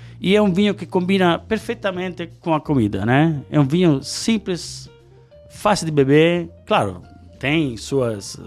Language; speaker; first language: Portuguese; non-native, fluent; Italian